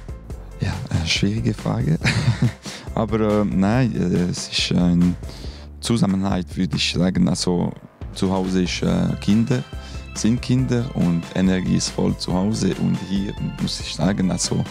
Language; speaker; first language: German; non-native, local second language; French